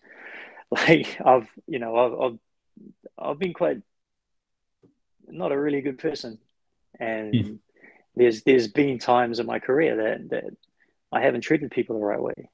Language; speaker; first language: English; native; English